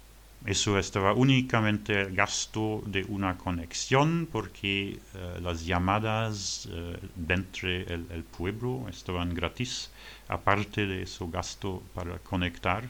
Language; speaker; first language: Spanish; non-native, learner; French